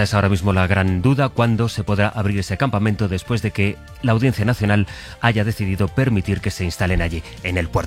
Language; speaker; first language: Spanish; native; Spanish